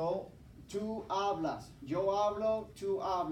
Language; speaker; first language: Spanish; non-native, fluent; English